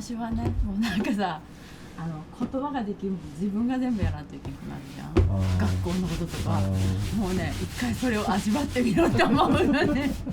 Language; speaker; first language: Japanese; native; Japanese